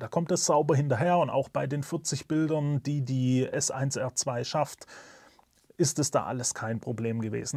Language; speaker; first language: German; native; German